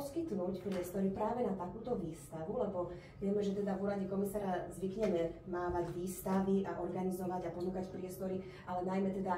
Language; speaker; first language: Slovak; native; Slovak